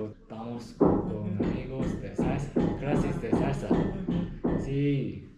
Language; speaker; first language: Spanish; non-native, learner; Korean